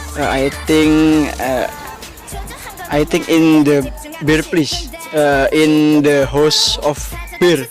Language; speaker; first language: English; non-native, learner; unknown